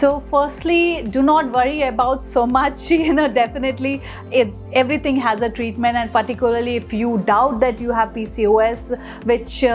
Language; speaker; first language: English; non-native, local second language; Hindi